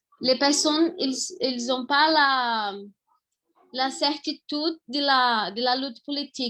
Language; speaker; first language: French; non-native, fluent; Portuguese